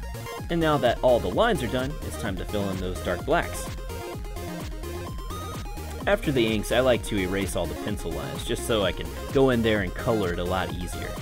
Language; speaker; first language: English; native; English